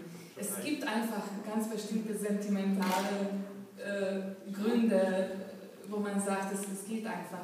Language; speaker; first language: German; non-native, fluent; Hungarian